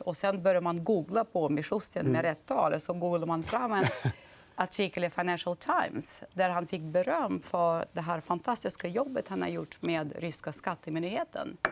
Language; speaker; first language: Swedish; non-native, fluent; Russian